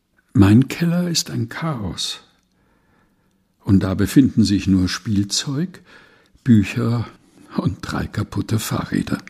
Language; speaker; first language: German; non-native, fluent; Portuguese